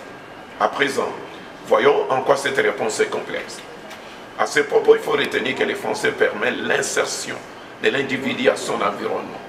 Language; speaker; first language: French; non-native, local second language; Lingala